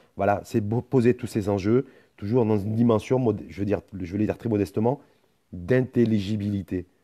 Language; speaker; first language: French; non-native, local second language; Arabic